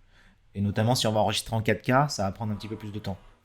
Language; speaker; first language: French; native; French